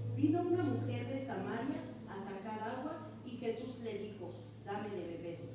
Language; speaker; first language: Spanish; native; Spanish